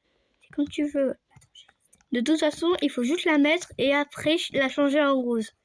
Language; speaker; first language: French; native; French